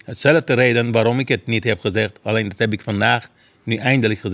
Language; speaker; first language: Dutch; non-native, fluent; Persian